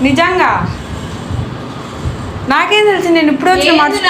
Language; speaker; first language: Telugu; native; Telugu